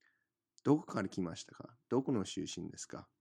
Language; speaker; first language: Japanese; non-native, fluent; English